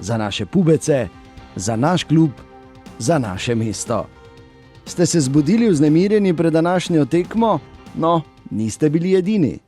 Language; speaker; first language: Slovenian; native; Slovenian